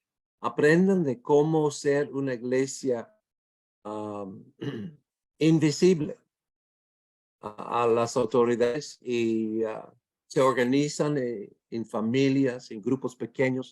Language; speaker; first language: Spanish; non-native, fluent; English